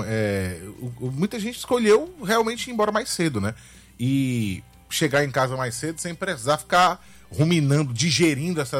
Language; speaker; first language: Portuguese; native; Portuguese